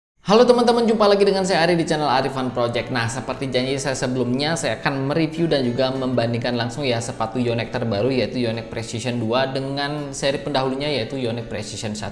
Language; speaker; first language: Indonesian; native; Indonesian